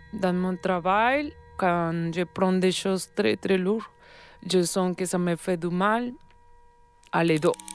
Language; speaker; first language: French; non-native, learner; Spanish